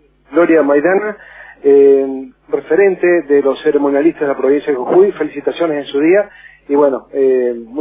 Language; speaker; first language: Spanish; native; Spanish